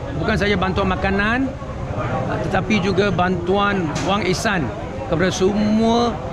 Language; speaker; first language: Malay; non-native, local second language; Chinese